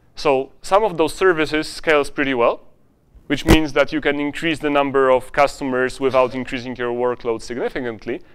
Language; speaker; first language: English; non-native, fluent; Polish